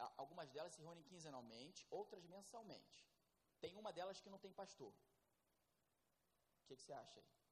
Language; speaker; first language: Portuguese; native; Portuguese